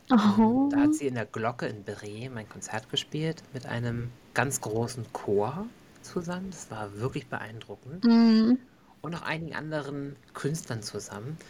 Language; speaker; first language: German; native; German